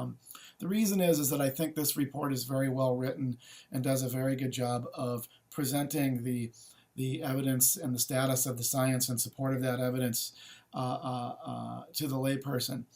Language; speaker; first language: English; native; English